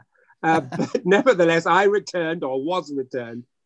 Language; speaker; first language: English; native; English